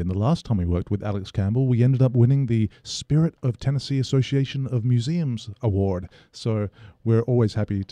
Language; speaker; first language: English; native; English